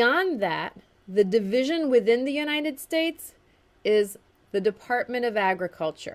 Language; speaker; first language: English; native; English